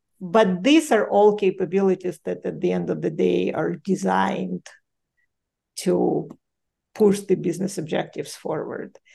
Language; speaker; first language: English; non-native, fluent; Ukrainian